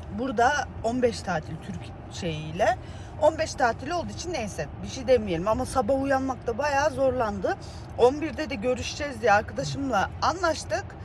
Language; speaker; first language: Turkish; native; Turkish